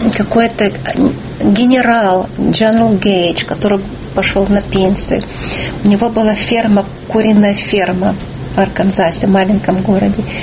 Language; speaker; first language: Russian; early bilingual, heritage; Russian